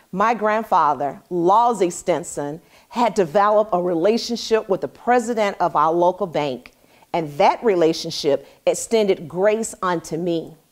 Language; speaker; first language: English; native; English